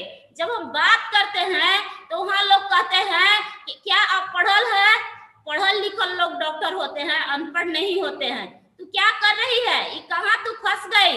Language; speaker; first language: Hindi; non-native, local second language; Bhojpuri